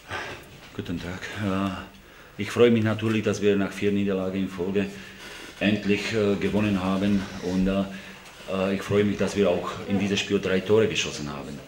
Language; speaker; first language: German; non-native, fluent; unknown